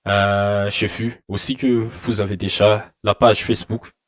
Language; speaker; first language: French; non-native, local second language; Malagasy